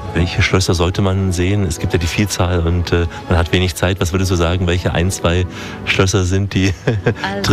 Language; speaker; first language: German; native; German